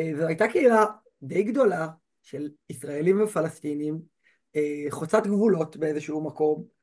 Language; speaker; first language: Hebrew; native; Hebrew